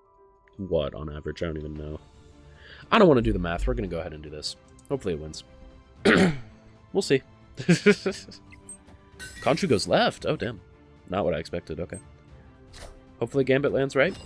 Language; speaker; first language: English; native; English